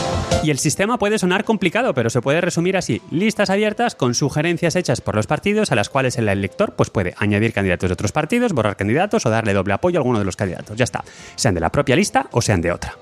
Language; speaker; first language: Spanish; native; Spanish